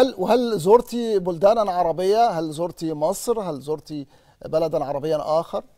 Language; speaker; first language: Arabic; native; Arabic